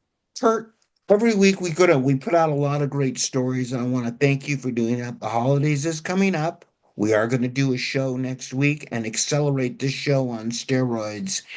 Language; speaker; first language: English; native; English